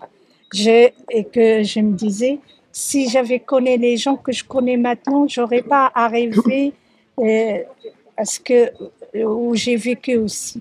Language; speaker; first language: French; early bilingual, other home language; Arabic